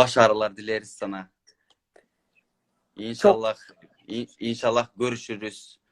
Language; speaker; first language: Turkish; non-native, learner; Kyrgyz